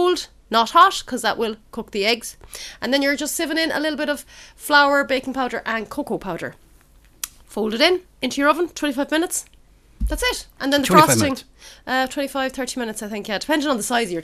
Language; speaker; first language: English; native; English